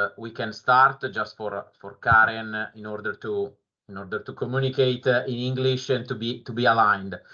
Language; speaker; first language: English; non-native, fluent; Italian